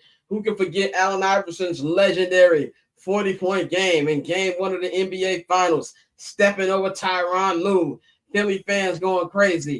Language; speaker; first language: English; native; English